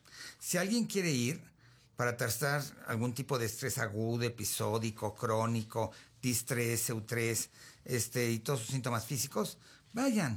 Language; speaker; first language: Spanish; native; Spanish